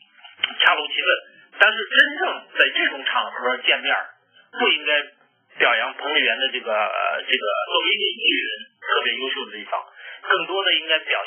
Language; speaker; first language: Chinese; native; Chinese